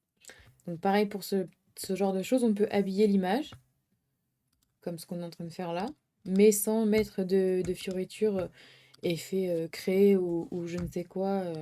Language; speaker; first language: French; native; French